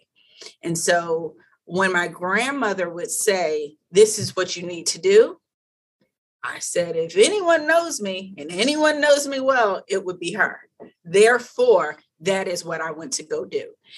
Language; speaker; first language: English; native; English